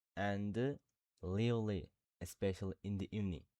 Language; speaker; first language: English; non-native, learner; Uzbek